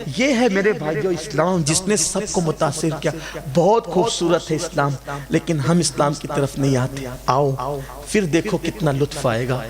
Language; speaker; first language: Urdu; native; Urdu